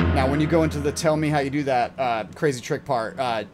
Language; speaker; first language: English; native; English